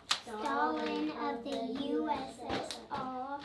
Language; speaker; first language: English; native; English